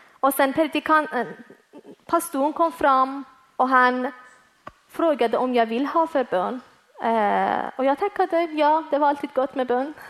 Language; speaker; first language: Swedish; early bilingual, other home language; Persian